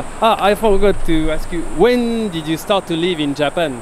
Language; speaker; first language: English; non-native, learner; French